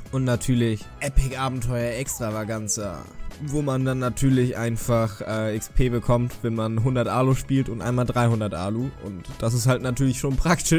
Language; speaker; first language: German; native; German